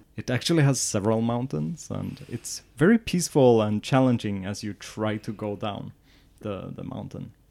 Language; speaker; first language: English; non-native, fluent; Swedish